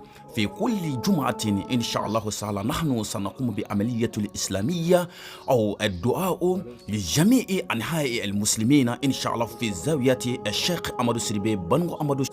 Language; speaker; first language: Arabic; non-native, fluent; Bambara